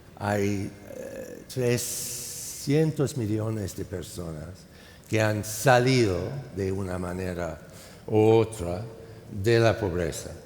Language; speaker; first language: Spanish; non-native, fluent; English